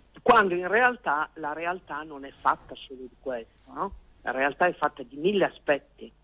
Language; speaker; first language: Italian; native; Italian